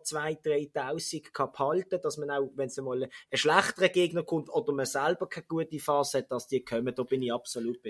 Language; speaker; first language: German; native; German